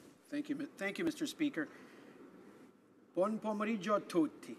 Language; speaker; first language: Italian; early bilingual, heritage; Italian